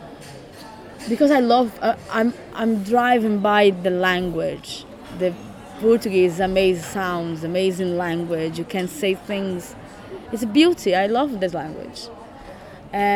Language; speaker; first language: English; non-native, fluent; Portuguese